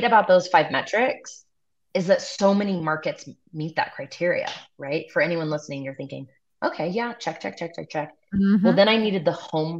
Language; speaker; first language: English; native; English